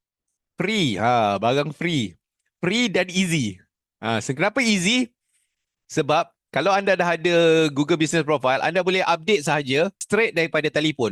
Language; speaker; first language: Malay; native; Malay